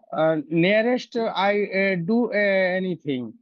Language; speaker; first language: English; non-native, learner; Hindi